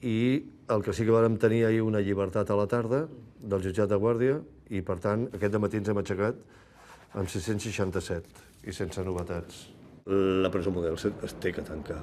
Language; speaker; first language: Catalan; native; Catalan